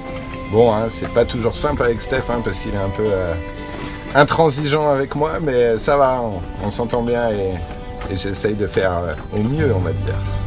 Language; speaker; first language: French; native; French